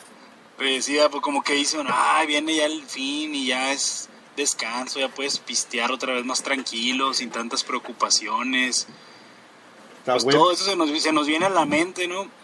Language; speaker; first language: Spanish; native; Spanish